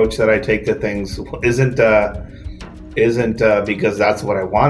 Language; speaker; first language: English; non-native, fluent; Spanish